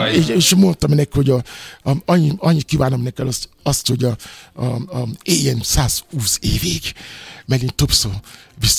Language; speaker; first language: Hungarian; non-native, fluent; Yoruba